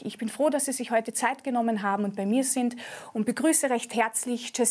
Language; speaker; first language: German; native; German